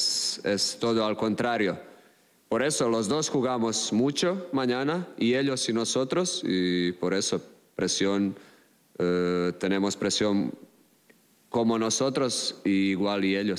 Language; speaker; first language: Spanish; non-native, fluent; Croatian